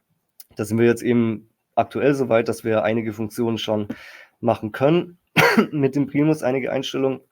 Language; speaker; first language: German; native; German